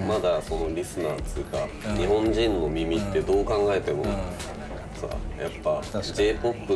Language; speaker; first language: Japanese; native; Japanese